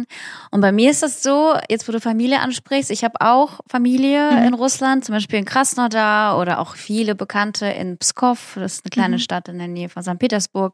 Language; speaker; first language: German; early bilingual, other home language; Russian